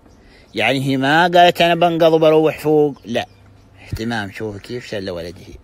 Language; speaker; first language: Arabic; native; Arabic